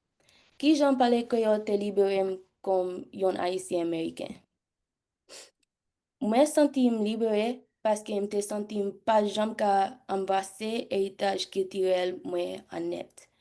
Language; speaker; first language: Haitian Creole; early bilingual, heritage; English